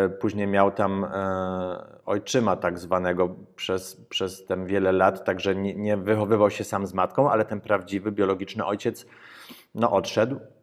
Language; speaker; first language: Polish; early bilingual, heritage; Polish